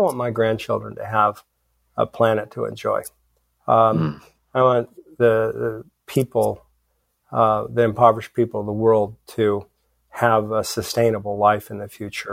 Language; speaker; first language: English; native; English